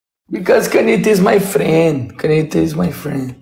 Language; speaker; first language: English; non-native, learner; Portuguese